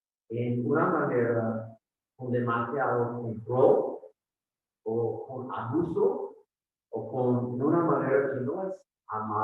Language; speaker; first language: Spanish; non-native, fluent; English